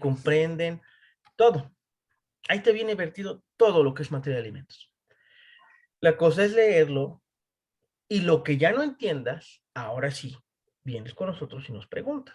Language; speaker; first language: Spanish; native; Spanish